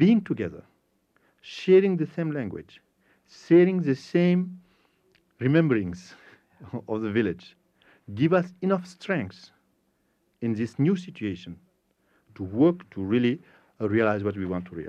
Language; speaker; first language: English; non-native, fluent; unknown